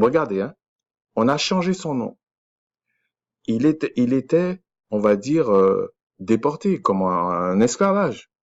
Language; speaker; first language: French; native; French